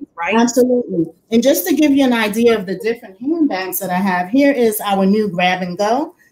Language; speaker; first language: English; native; English